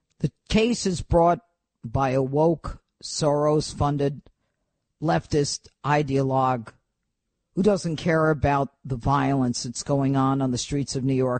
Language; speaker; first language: English; native; English